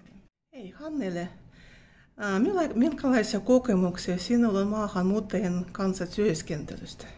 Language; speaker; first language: Finnish; non-native, fluent; Russian